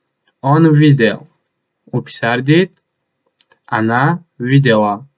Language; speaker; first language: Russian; non-native, fluent; Tajik